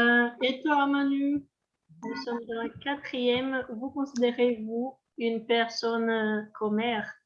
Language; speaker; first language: French; non-native, learner; Portuguese